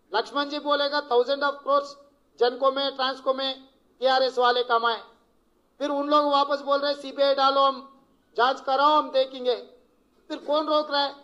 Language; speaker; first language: Hindi; non-native, local second language; Telugu